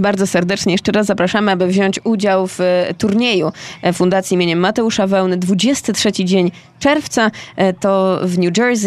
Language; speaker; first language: Polish; native; Polish